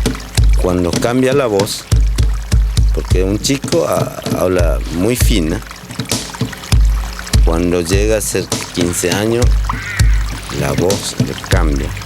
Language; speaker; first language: Spanish; non-native, local second language; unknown